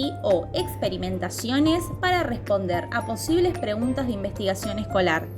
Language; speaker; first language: Spanish; native; Spanish